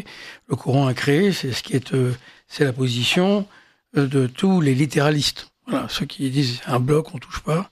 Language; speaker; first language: French; native; French